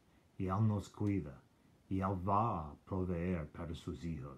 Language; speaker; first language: Spanish; non-native, learner; English